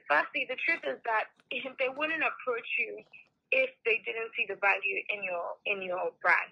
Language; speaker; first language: English; non-native, local second language; Yoruba